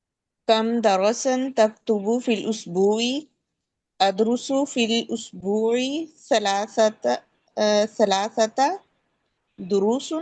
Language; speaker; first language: Arabic; non-native, learner; Urdu